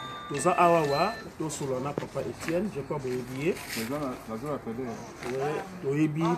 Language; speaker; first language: French; non-native, local second language; Lingala